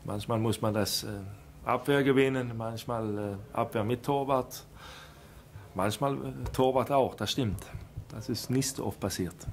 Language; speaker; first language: German; non-native, fluent; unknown